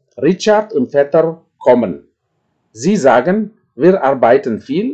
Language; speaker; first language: German; non-native, fluent; Indonesian